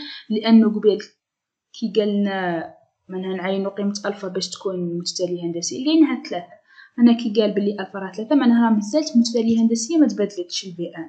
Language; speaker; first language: Arabic; native; Arabic